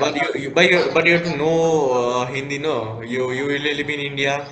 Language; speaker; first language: English; non-native, local second language; Hindi